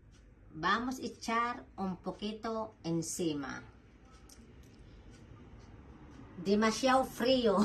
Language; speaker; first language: Spanish; non-native, fluent; Filipino